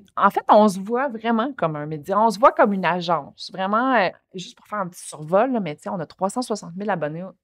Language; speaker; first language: French; native; French